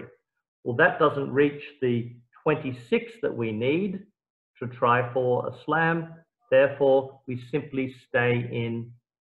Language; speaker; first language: English; native; English